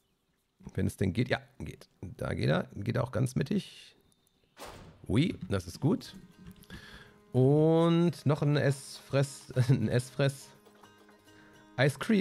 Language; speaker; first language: German; native; German